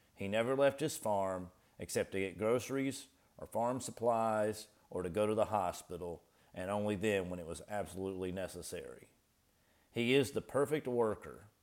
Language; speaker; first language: English; native; English